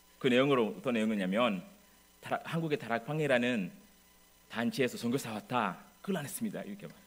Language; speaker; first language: Korean; non-native, fluent; English